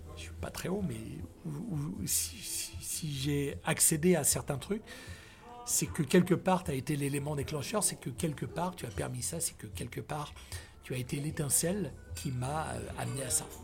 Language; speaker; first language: French; native; French